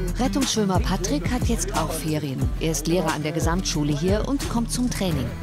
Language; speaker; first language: German; native; German